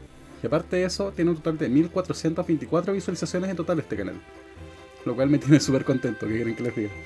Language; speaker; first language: Spanish; native; Spanish